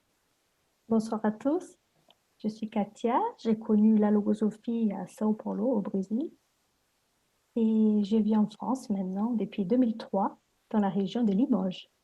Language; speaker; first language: French; non-native, fluent; Portuguese